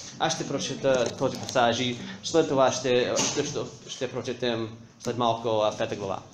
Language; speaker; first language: Bulgarian; non-native, fluent; English